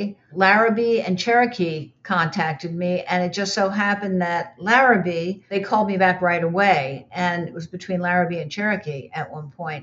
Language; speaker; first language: English; native; English